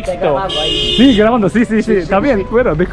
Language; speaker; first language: Spanish; non-native, learner; Japanese